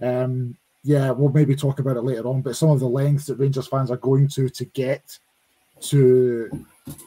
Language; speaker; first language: English; native; English